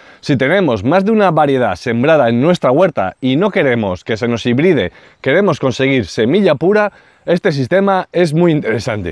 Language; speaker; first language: Spanish; native; Spanish